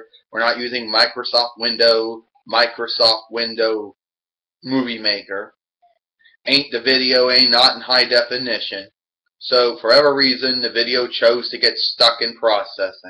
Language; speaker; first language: English; native; English